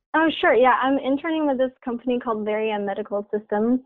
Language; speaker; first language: English; non-native, fluent; Chinese